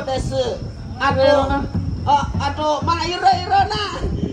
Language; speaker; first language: Japanese; non-native, learner; Balinese